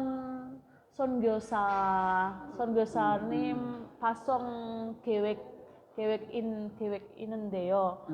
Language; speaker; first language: Korean; non-native, learner; Indonesian